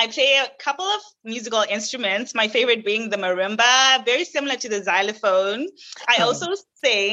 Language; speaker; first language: English; non-native, local second language; Shona